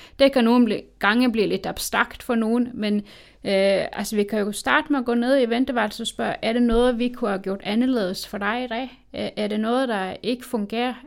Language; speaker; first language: Danish; native; Danish